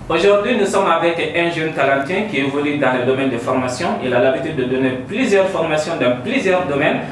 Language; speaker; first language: French; non-native, local second language; Bambara